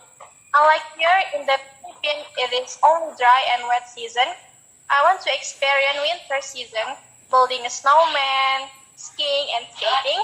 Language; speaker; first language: English; non-native, learner; Indonesian